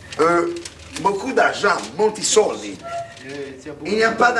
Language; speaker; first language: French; non-native, learner; Italian